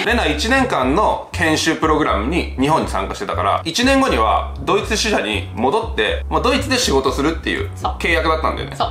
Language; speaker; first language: Japanese; native; Japanese